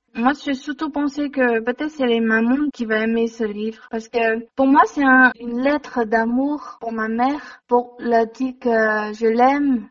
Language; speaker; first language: French; non-native, fluent; Chinese